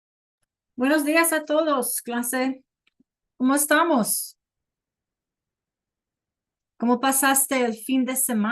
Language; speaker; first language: Spanish; non-native, fluent; English